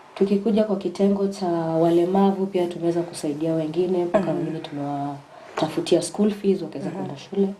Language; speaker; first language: Swahili; non-native, local second language; Gusii